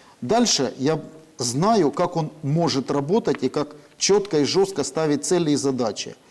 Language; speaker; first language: Russian; native; Russian